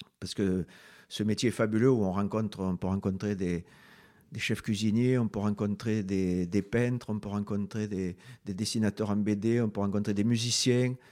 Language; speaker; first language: French; native; French